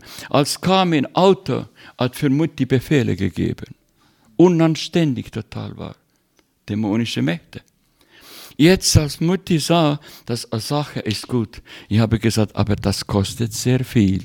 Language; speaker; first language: German; non-native, learner; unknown